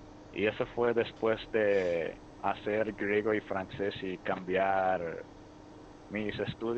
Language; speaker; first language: Spanish; early bilingual, heritage; Spanish